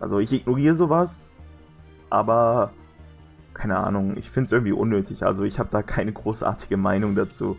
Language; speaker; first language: German; native; German